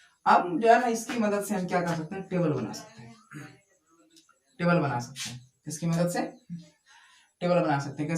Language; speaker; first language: Hindi; native; Hindi